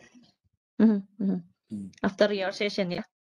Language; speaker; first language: English; non-native, learner; Indonesian